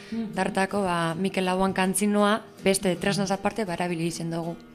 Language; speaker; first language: Basque; native; Basque